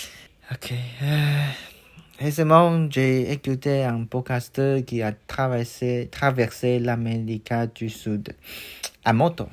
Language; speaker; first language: French; non-native, learner; Chinese